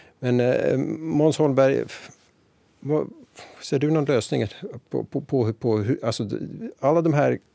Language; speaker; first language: Swedish; native; Swedish